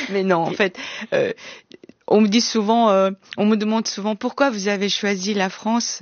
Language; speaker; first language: French; non-native, fluent; Korean